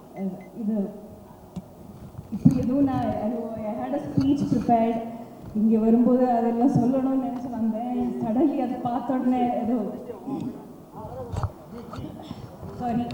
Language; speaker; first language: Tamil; non-native, learner; Malayalam